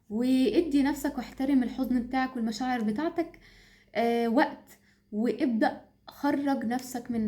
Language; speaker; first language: Arabic; native; Arabic